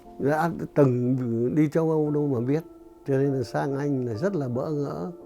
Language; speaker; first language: Vietnamese; native; Vietnamese